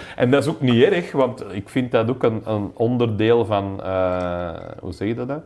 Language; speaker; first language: Dutch; non-native, local second language; English